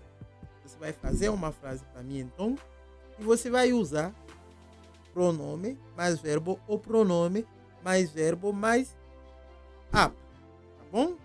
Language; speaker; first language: Portuguese; non-native, local second language; Haitian Creole